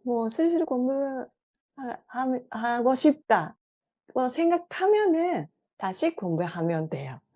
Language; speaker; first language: Korean; non-native, fluent; Japanese